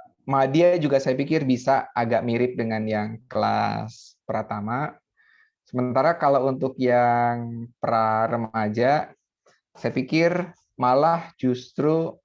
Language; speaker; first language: Indonesian; native; Indonesian